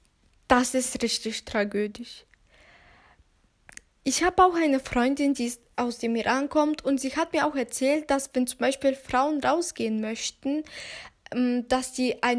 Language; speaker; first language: German; non-native, fluent; Turkish